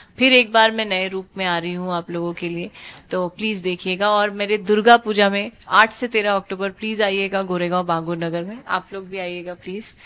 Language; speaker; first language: Hindi; non-native, local second language; Bangla